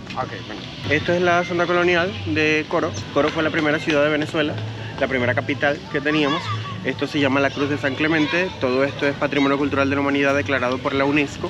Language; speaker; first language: Spanish; native; Spanish